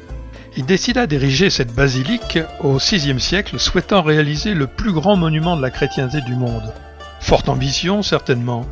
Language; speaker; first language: French; native; French